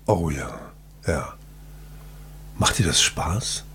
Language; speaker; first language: German; native; German